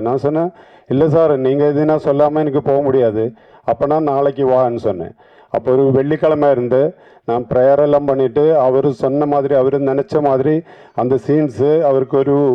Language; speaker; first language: Tamil; non-native, learner; Malayalam